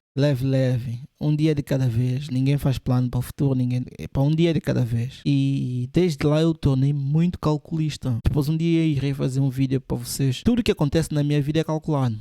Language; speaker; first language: Portuguese; native; Portuguese